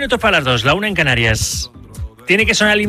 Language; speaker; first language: Spanish; native; Spanish